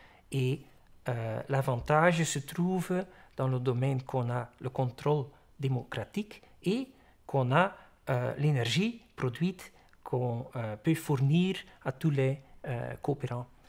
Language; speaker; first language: French; non-native, fluent; Dutch